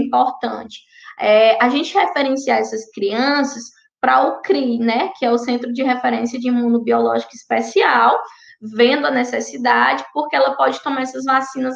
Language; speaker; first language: Portuguese; native; Portuguese